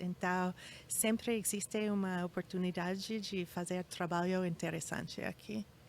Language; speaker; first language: Portuguese; non-native, fluent; English